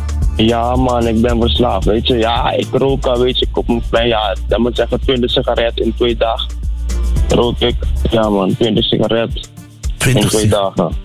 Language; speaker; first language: Dutch; non-native, local second language; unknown